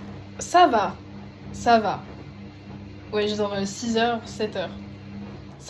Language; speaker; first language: French; native; French